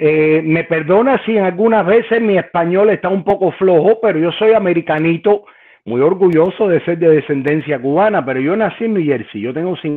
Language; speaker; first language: Spanish; native; Spanish